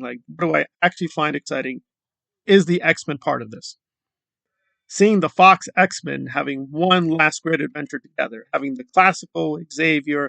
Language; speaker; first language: English; native; English